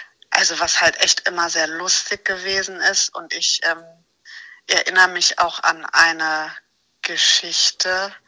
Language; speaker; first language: German; native; German